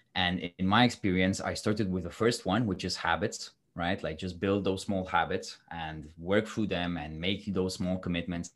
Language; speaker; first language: English; non-native, fluent; Romanian